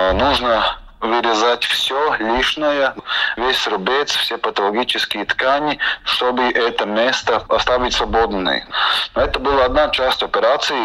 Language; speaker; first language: Russian; non-native, local second language; Latvian